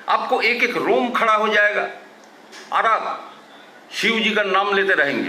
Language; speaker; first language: Hindi; non-native, local second language; Bangla